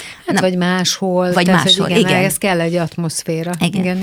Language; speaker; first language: Hungarian; native; Hungarian